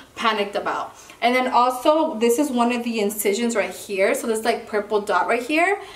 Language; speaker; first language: English; early bilingual, other home language; Spanish